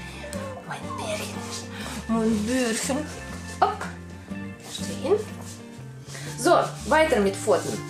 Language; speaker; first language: German; non-native, learner; Russian